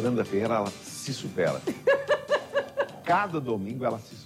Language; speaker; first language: Portuguese; native; Portuguese